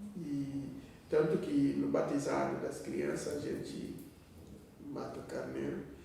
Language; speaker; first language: Portuguese; non-native, fluent; Wolof